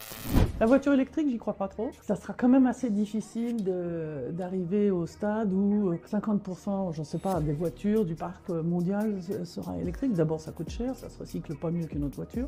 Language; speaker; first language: French; native; French